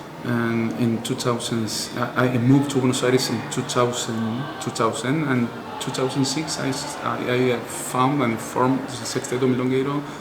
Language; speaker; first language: English; non-native, learner; Spanish